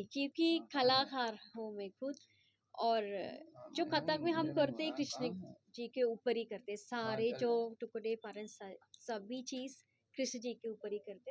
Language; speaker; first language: Hindi; non-native, fluent; Sinhala